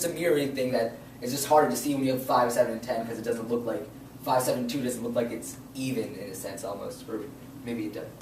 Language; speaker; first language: English; native; English